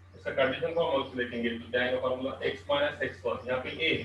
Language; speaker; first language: Hindi; non-native, local second language; Marathi